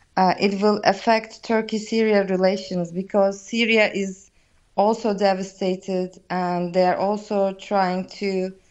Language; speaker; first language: English; non-native, fluent; Turkish